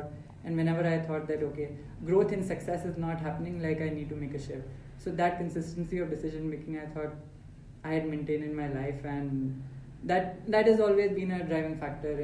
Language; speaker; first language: English; non-native, local second language; Hindi